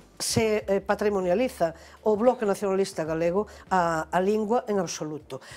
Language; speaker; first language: Galician; non-native, local second language; Spanish